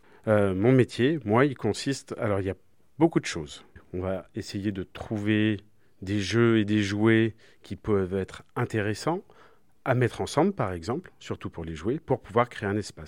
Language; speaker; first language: French; native; French